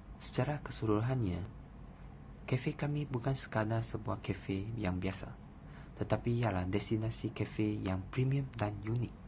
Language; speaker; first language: Malay; non-native, local second language; Chinese